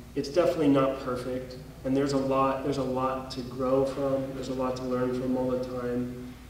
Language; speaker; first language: English; native; English